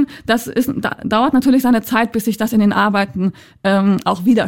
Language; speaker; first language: German; native; German